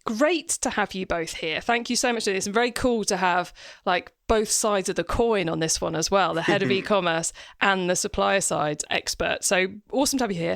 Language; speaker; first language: English; native; English